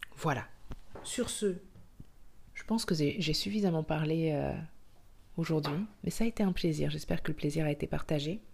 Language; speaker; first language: French; native; French